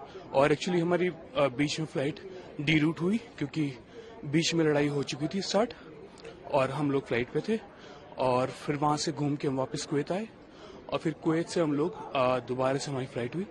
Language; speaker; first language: Hindi; native; Hindi